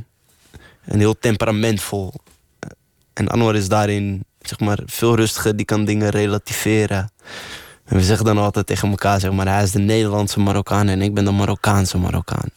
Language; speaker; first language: Dutch; early bilingual, other home language; Arabic